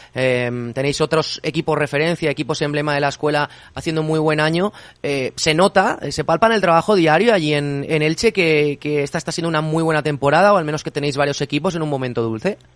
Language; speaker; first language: Spanish; native; Spanish